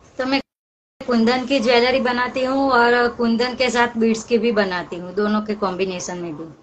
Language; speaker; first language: Hindi; non-native, local second language; Gujarati